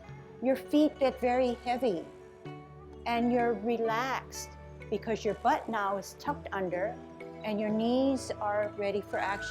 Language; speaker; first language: English; native; English